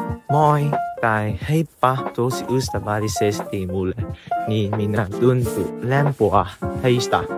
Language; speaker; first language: Finnish; non-native, learner; Vietnamese